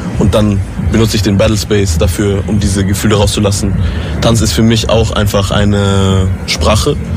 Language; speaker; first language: German; native; German